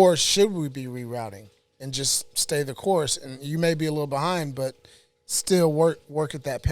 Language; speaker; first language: English; native; English